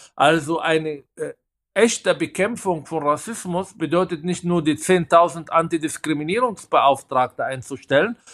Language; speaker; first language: German; non-native, fluent; Hebrew